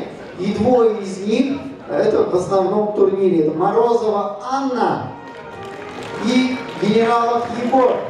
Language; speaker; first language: Russian; native; Russian